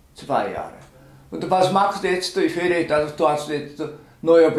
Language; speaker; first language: German; non-native, learner; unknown